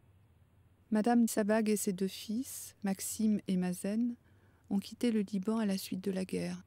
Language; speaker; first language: French; native; French